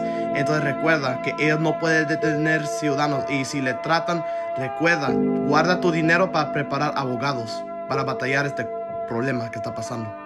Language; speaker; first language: Spanish; early bilingual, heritage; Spanish